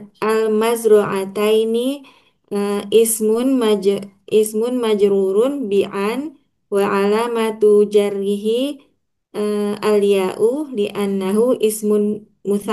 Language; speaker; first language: Arabic; non-native, learner; Indonesian